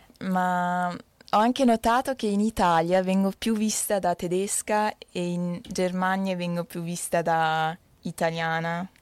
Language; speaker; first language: Italian; early bilingual, heritage; Italian